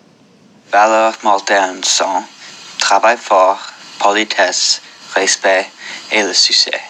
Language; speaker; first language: French; non-native, local second language; English